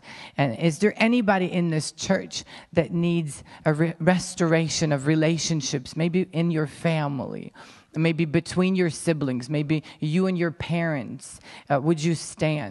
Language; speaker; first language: English; non-native, fluent; Ukrainian